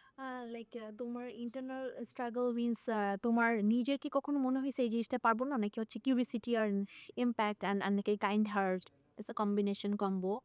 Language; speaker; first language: Bangla; native; Bangla